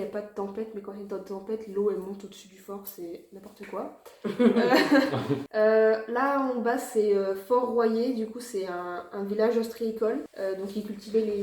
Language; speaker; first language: French; native; French